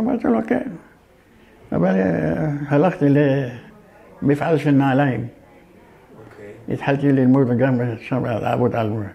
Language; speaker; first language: Hebrew; early bilingual, other home language; Arabic